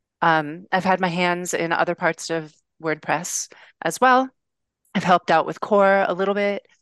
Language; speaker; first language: English; native; English